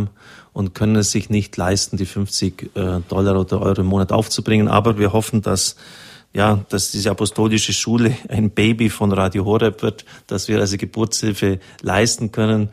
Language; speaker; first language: German; native; German